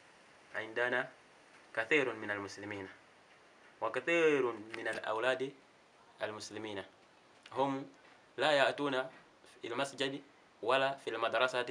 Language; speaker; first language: Arabic; non-native, learner; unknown